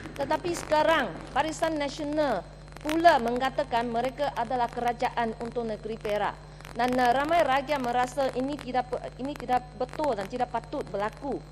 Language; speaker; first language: Malay; non-native, local second language; Chinese